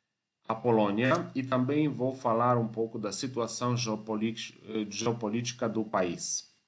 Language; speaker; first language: Portuguese; non-native, fluent; Polish